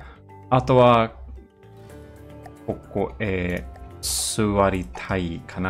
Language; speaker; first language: Japanese; non-native, learner; Swedish